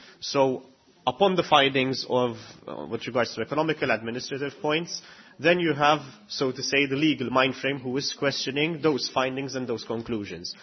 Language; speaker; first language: English; non-native, local second language; Maltese